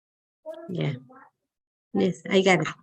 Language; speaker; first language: English; non-native, learner; Spanish